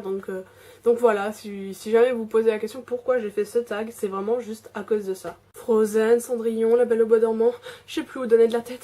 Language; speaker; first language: French; native; French